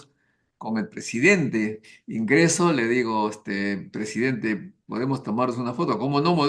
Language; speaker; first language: Spanish; native; Spanish